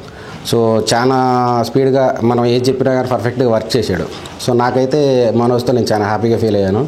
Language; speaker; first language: Telugu; native; Telugu